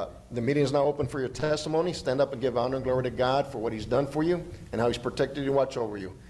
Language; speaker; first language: English; native; English